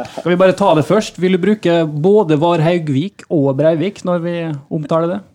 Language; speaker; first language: Norwegian; native; Norwegian